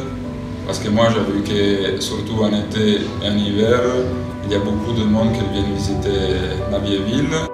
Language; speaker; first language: French; non-native, fluent; Italian